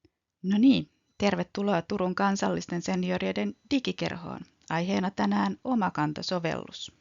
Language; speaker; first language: Finnish; native; Finnish